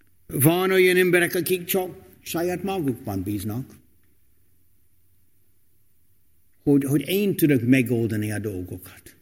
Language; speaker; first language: Hungarian; non-native, fluent; English